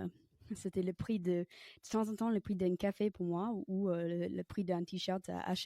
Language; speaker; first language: French; non-native, fluent; English